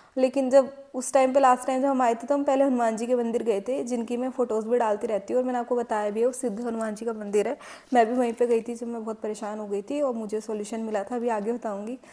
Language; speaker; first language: Hindi; native; Hindi